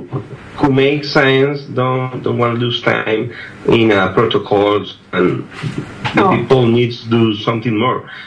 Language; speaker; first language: English; non-native, learner; Spanish